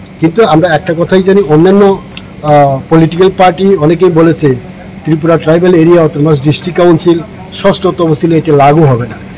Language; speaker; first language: Bangla; non-native, local second language; Kok Borok